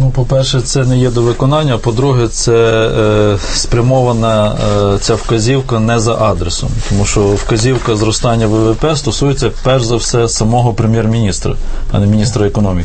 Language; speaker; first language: Ukrainian; native; Ukrainian